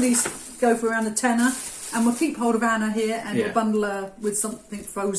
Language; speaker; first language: English; native; English